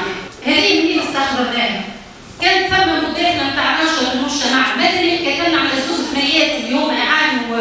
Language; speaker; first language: Arabic; native; Arabic